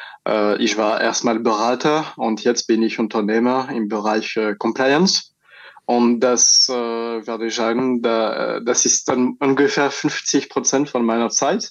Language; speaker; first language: German; non-native, fluent; French